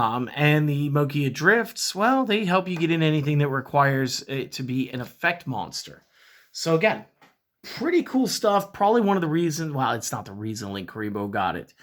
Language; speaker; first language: English; native; English